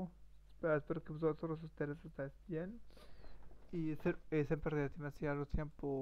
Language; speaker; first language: Spanish; non-native, learner; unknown